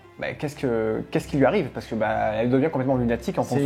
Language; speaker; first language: French; native; French